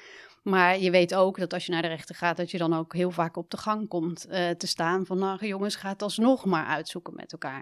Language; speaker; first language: Dutch; native; Dutch